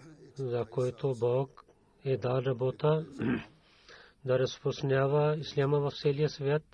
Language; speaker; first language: Bulgarian; non-native, fluent; Urdu